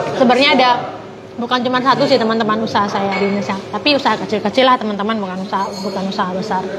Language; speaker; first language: Indonesian; non-native, local second language; Javanese